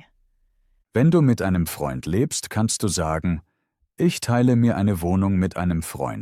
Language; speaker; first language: German; native; German